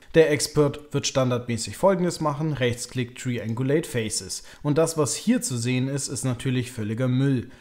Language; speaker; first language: German; native; German